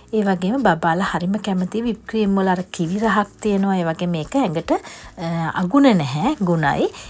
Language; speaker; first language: Sinhala; native; Sinhala